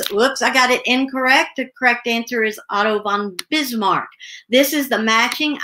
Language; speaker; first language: English; native; English